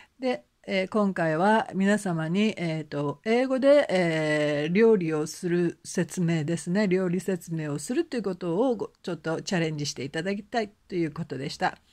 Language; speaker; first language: Japanese; native; Japanese